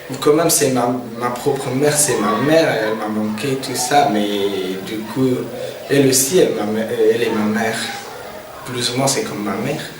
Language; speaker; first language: French; non-native, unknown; Persian